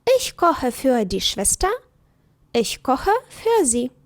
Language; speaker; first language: German; non-native, fluent; Ukrainian